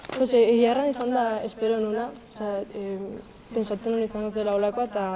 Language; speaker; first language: Basque; native; Basque